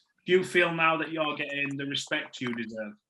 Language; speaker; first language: English; native; English